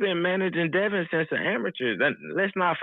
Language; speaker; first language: English; native; English